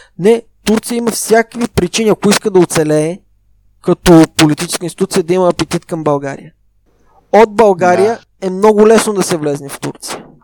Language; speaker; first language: Bulgarian; native; Bulgarian